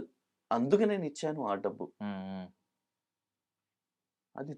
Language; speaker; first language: Telugu; non-native, local second language; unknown